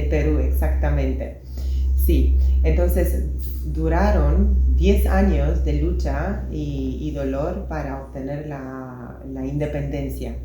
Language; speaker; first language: Spanish; non-native, fluent; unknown